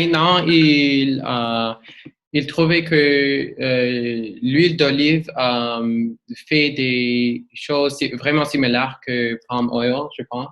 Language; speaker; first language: French; non-native, learner; English